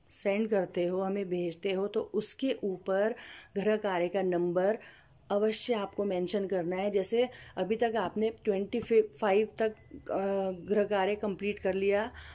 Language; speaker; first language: Hindi; native; Hindi